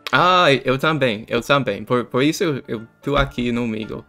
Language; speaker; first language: Portuguese; non-native, fluent; English